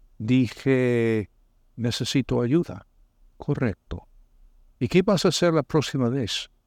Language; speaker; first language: Spanish; non-native, fluent; English